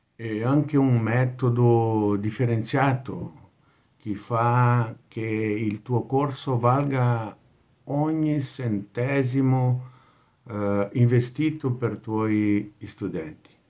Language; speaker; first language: Italian; non-native, fluent; Portuguese